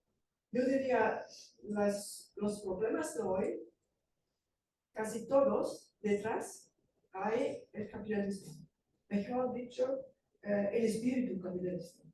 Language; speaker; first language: Spanish; non-native, fluent; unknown